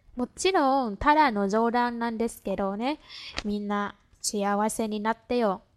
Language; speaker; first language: Japanese; non-native, fluent; Vietnamese